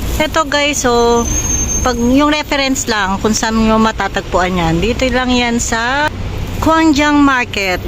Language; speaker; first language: Filipino; native; Filipino